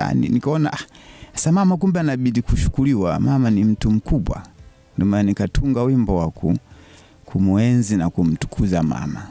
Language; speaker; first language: Swahili; non-native, local second language; Sukuma